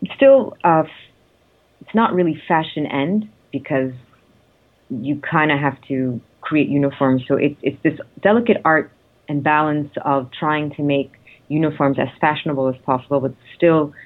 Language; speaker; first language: English; non-native, fluent; Italian